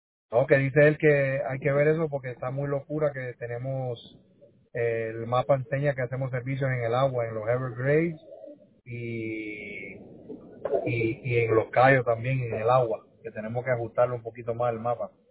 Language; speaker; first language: Spanish; native; Spanish